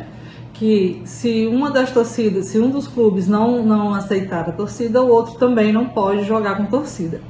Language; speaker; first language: Portuguese; native; Portuguese